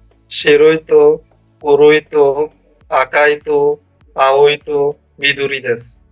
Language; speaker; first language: Japanese; non-native, learner; Bangla